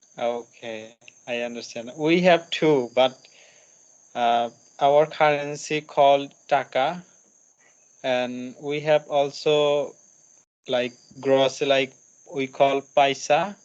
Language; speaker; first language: English; non-native, learner; Bangla